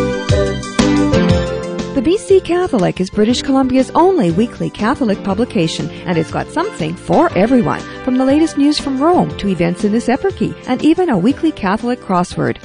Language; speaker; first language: English; early bilingual, other home language; Ukrainian